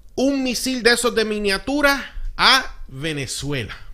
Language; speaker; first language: Spanish; early bilingual, heritage; Spanish